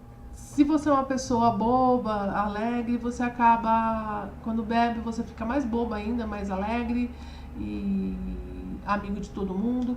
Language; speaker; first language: Portuguese; native; Portuguese